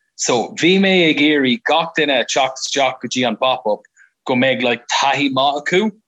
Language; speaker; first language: Irish; non-native, local second language; English